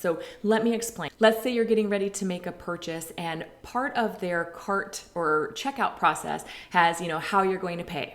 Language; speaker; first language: English; native; English